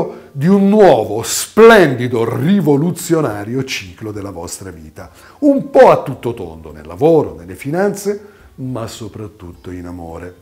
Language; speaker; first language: Italian; native; Italian